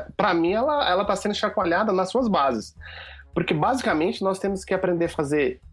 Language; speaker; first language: Portuguese; native; Portuguese